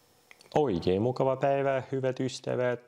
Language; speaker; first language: Finnish; non-native, fluent; Russian